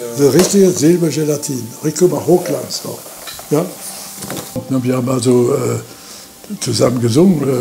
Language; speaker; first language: German; non-native, fluent; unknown